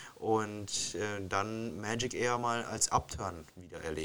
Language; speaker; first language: German; native; German